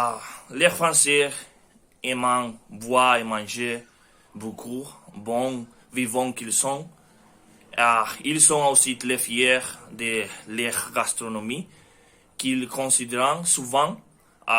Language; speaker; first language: French; non-native, learner; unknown